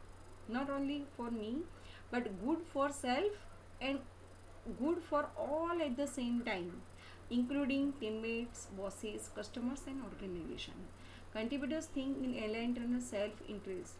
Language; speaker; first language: English; non-native, local second language; Gujarati